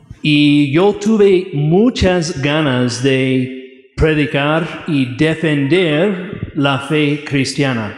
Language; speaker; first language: Spanish; non-native, fluent; English